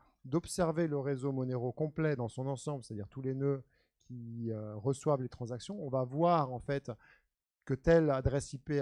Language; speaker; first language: French; native; French